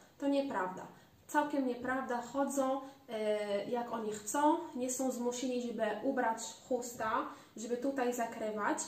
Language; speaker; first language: Polish; non-native, learner; Arabic